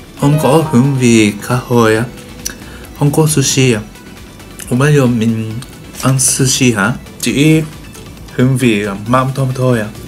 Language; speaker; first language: Vietnamese; non-native, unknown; Japanese